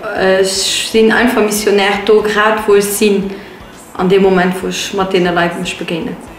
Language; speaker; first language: Luxembourgish; non-native, fluent; Portuguese